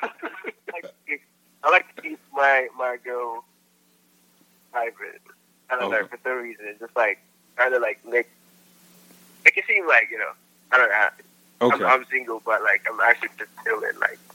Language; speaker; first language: English; non-native, local second language; Filipino